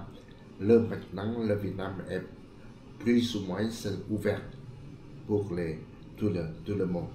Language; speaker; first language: French; non-native, fluent; Vietnamese